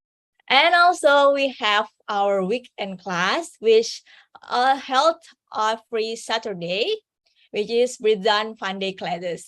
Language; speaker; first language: English; non-native, fluent; Indonesian